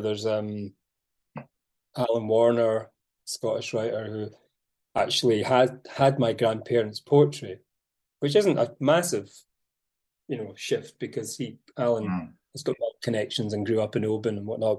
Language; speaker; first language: English; native; English